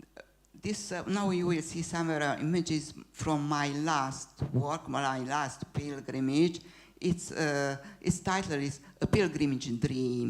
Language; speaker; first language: English; non-native, fluent; Hungarian